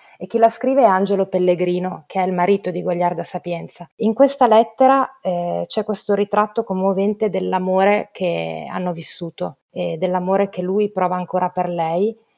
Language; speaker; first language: Italian; native; Italian